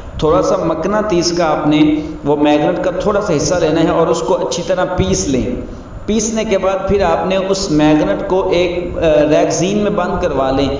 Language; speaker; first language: Urdu; non-native, local second language; Punjabi